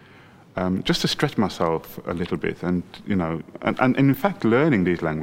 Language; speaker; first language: English; native; English